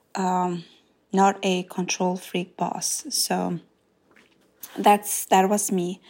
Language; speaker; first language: English; non-native, fluent; Macedonian